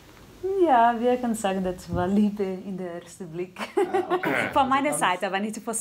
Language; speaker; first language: German; non-native, learner; Portuguese